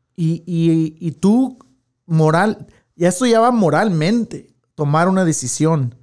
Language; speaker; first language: Spanish; native; Spanish